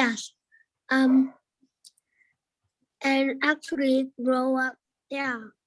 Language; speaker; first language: English; non-native, learner; Vietnamese